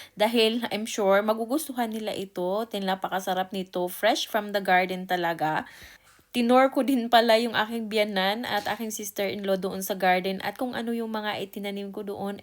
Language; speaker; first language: Filipino; non-native, local second language; Cebuano